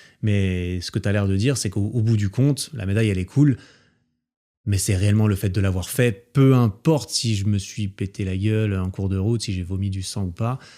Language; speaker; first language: French; native; French